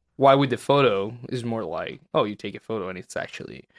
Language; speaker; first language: English; non-native, fluent; Italian